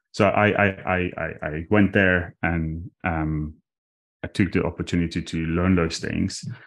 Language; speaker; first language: English; non-native, fluent; Armenian